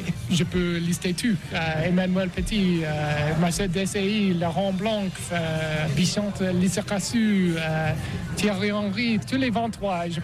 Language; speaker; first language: French; non-native, learner; English